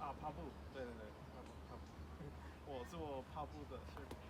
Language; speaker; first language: Chinese; non-native, learner; English